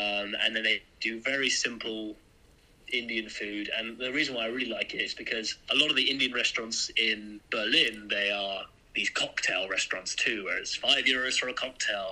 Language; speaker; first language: English; native; English